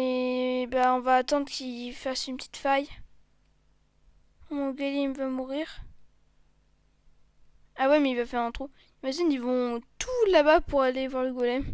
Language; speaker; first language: French; native; French